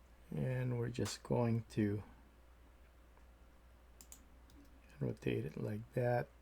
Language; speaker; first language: English; native; English